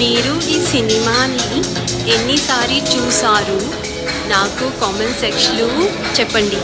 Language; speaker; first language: Telugu; non-native, learner; Kannada